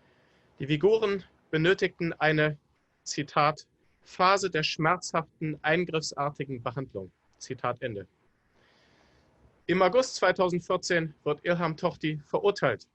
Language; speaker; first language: German; native; German